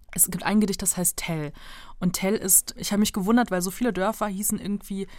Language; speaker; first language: German; native; German